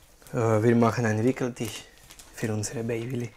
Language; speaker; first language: German; non-native, learner; Spanish